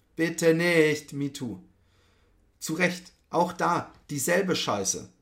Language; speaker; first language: German; early bilingual, other home language; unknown